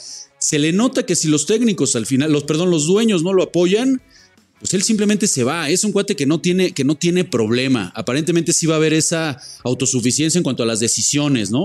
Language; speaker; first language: Spanish; native; Spanish